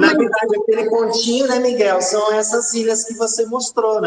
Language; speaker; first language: Portuguese; native; Portuguese